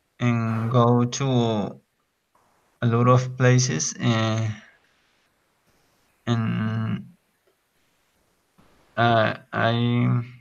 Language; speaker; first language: English; non-native, learner; Spanish